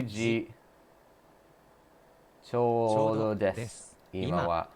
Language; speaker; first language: Japanese; non-native, learner; English